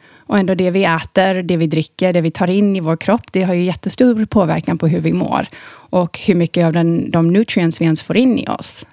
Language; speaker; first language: Swedish; early bilingual, heritage; Swedish